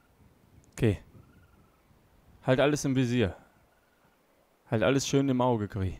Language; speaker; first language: German; native; German